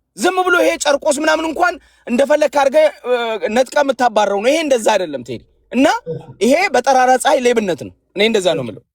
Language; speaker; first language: Amharic; native; Amharic